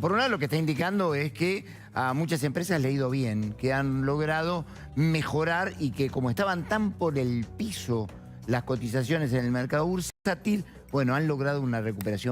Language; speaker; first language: Spanish; native; Spanish